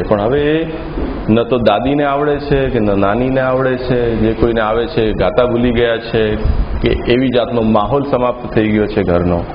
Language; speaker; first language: Gujarati; native; Gujarati